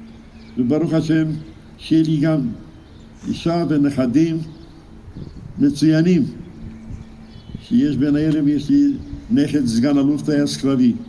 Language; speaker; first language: Hebrew; non-native, fluent; Romanian